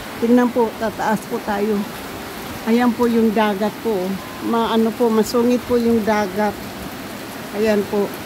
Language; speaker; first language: Filipino; non-native, local second language; Cebuano